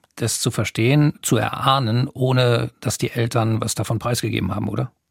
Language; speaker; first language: German; native; German